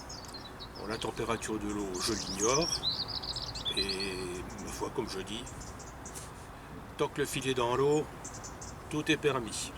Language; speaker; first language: French; native; French